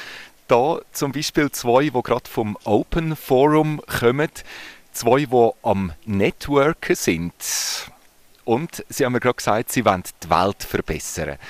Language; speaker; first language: German; native; German